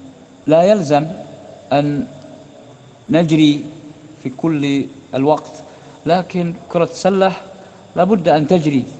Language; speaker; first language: Arabic; non-native, fluent; Indonesian